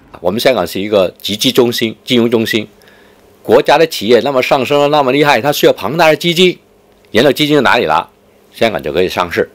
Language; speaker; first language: Chinese; non-native, fluent; Cantonese